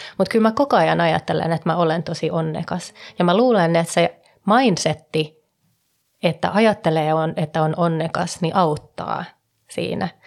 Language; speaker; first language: Finnish; early bilingual, heritage; Finnish